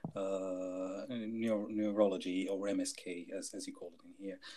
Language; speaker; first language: English; non-native, fluent; Arabic